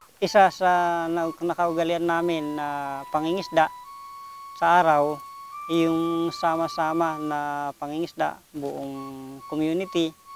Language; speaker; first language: Filipino; non-native, local second language; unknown